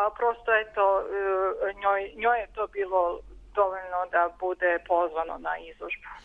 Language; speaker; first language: Serbian; native; Serbian